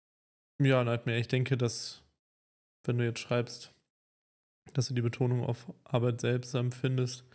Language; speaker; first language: German; native; German